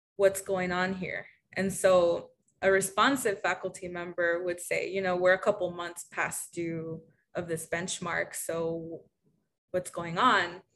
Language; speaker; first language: English; early bilingual, other home language; Spanish